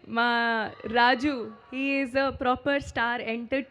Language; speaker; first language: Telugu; non-native, learner; Hindi